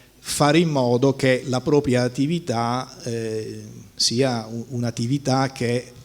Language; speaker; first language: Italian; native; Italian